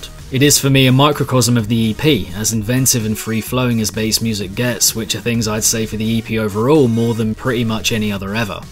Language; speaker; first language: English; native; English